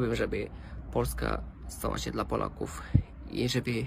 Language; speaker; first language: Polish; non-native, learner; Romanian